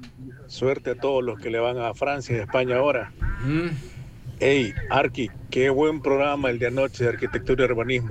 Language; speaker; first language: Spanish; native; Spanish